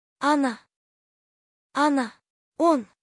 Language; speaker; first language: Russian; non-native, learner; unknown